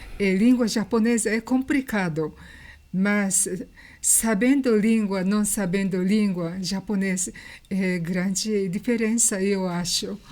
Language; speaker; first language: Portuguese; non-native, learner; Japanese